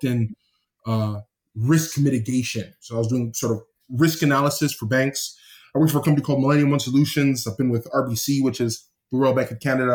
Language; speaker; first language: English; native; English